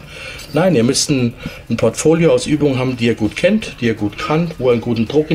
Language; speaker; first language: German; native; German